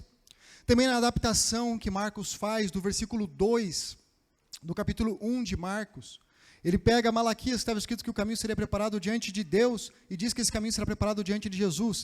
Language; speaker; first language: Portuguese; native; Portuguese